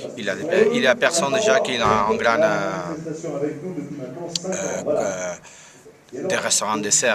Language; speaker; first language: French; non-native, learner; Spanish